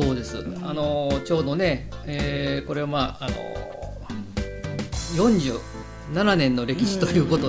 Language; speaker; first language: Japanese; native; Japanese